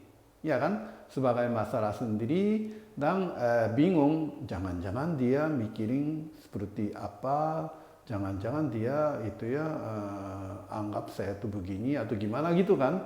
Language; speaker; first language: Indonesian; non-native, fluent; Japanese